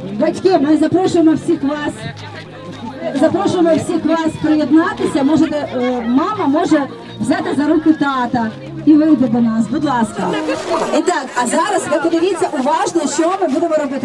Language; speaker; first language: Ukrainian; native; Ukrainian